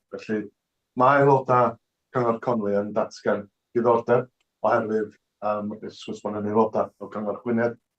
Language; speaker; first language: Welsh; native; Welsh